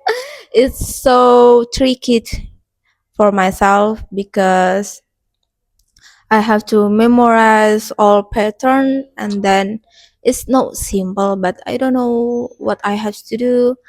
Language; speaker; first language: English; non-native, learner; Indonesian